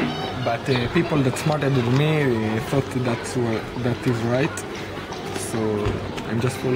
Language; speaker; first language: English; non-native, fluent; Hebrew